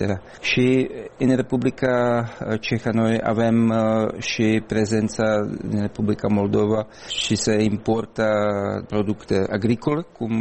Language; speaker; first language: Romanian; non-native, learner; Czech